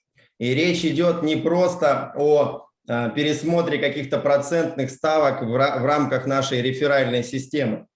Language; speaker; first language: Russian; native; Russian